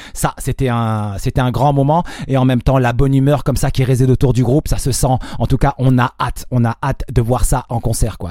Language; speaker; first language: French; native; French